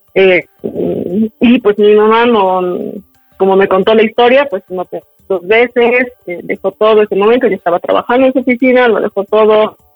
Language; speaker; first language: Spanish; native; Spanish